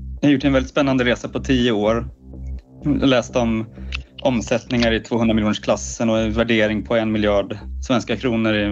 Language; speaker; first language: Swedish; native; Swedish